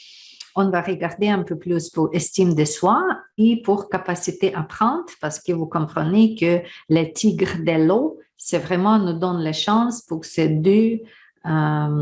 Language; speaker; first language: French; non-native, learner; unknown